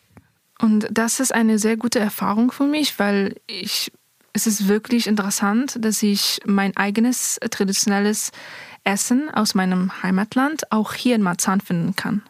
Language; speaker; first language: German; non-native, fluent; Persian